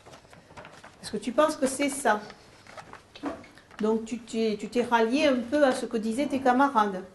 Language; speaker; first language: French; native; French